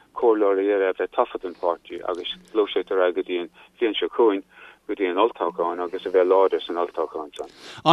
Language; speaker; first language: Irish; non-native, local second language; English